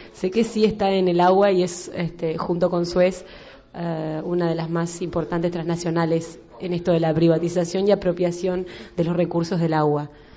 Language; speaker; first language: Spanish; native; Spanish